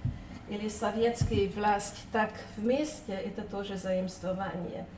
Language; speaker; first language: Russian; non-native, fluent; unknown